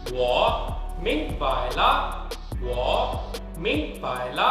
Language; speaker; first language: Chinese; non-native, learner; Urdu